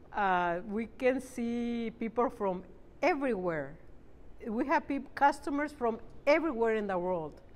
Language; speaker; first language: English; non-native, fluent; Spanish